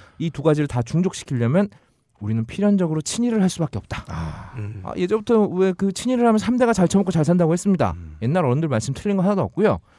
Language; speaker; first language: Korean; native; Korean